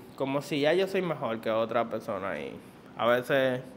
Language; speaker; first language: Spanish; native; Spanish